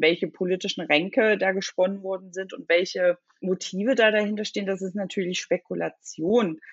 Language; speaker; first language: German; native; German